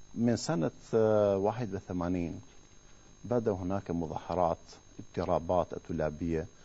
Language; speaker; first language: Arabic; non-native, fluent; Albanian